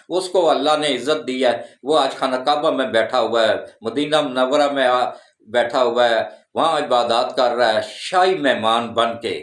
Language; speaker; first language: Urdu; non-native, local second language; Punjabi